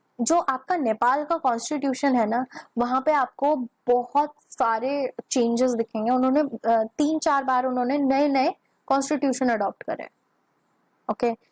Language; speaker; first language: Hindi; native; Hindi